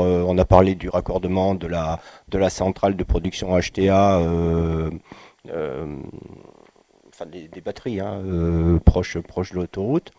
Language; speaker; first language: French; native; French